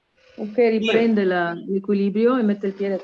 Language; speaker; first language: Italian; native; Italian